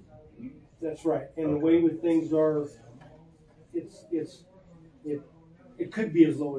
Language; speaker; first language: English; native; English